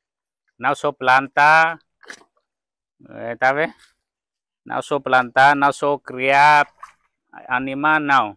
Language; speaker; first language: Portuguese; non-native, learner; Vietnamese